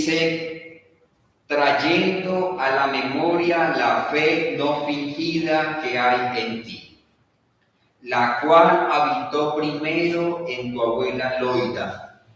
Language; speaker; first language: Spanish; native; Spanish